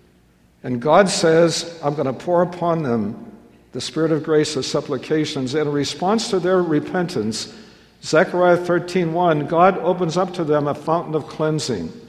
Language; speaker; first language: English; native; English